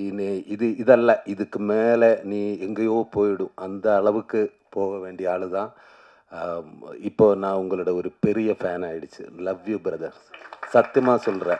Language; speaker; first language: Tamil; non-native, learner; Malayalam